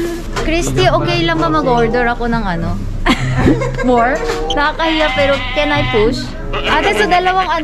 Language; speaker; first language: Filipino; non-native, fluent; Korean